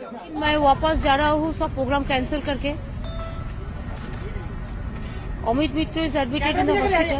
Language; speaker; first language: Hindi; non-native, local second language; Bangla